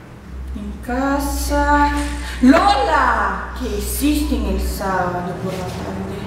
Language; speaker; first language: Spanish; non-native, learner; Portuguese